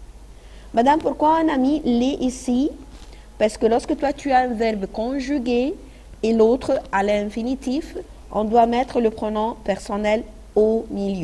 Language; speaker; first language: French; non-native, fluent; Arabic